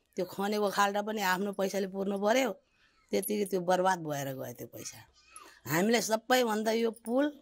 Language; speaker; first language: Nepali; non-native, local second language; Maithili